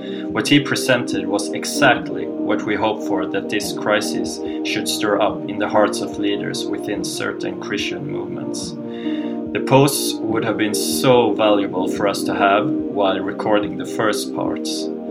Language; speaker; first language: English; non-native, fluent; Swedish